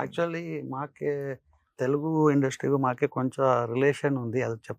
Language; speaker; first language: Telugu; non-native, learner; Kannada